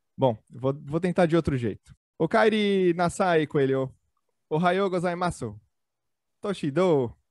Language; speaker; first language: Portuguese; native; Portuguese